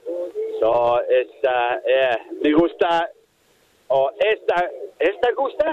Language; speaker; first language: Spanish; non-native, learner; English